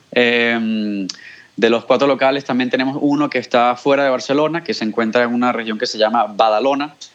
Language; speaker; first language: Spanish; native; Spanish